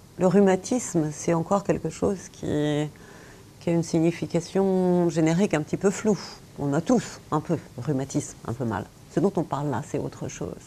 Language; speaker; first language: French; native; French